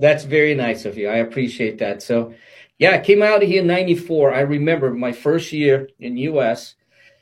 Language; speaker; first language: English; non-native, fluent; Portuguese